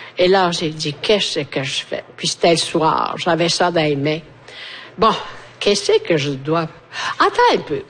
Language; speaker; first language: French; non-native, fluent; Italian